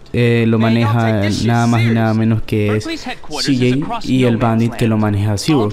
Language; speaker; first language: Spanish; native; Spanish